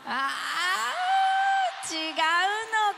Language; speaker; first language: Japanese; native; Japanese